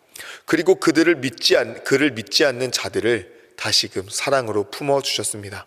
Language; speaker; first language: Korean; native; Korean